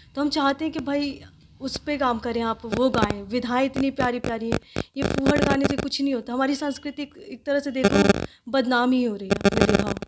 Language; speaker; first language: Hindi; native; Hindi